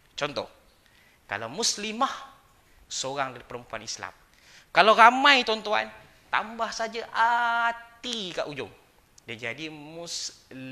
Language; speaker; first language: Malay; native; Malay